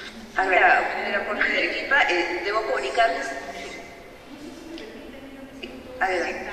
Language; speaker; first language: Spanish; native; Spanish